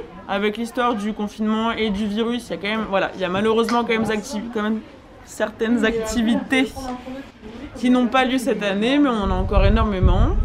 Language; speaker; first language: French; native; French